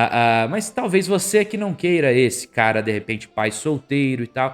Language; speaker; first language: Portuguese; native; Portuguese